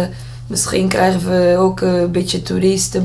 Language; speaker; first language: Dutch; non-native, learner; Portuguese